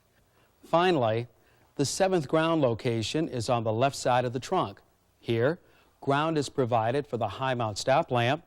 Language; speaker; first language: English; native; English